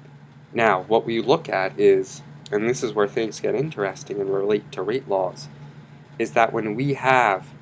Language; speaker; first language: English; native; English